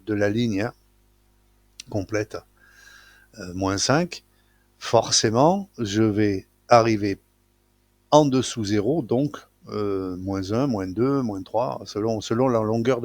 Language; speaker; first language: French; native; French